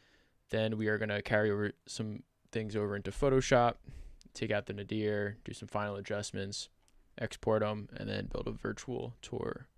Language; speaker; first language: English; native; English